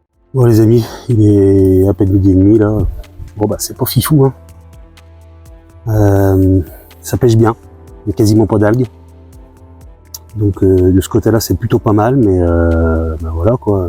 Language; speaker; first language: French; native; French